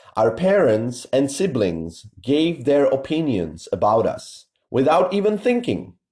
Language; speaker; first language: English; non-native, fluent; Czech